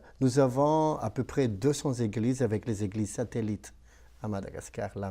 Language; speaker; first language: French; non-native, local second language; Malagasy